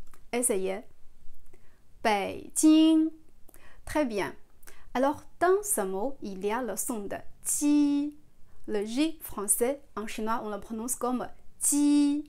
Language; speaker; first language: French; non-native, fluent; Chinese